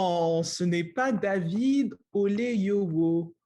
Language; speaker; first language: French; non-native, learner; English